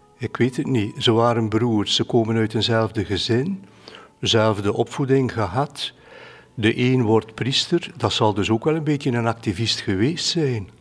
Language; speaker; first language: Dutch; native; Dutch